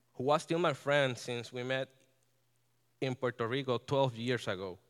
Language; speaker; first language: English; non-native, fluent; Spanish